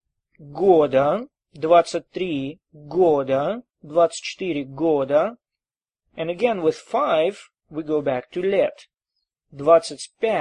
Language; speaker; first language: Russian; non-native, fluent; English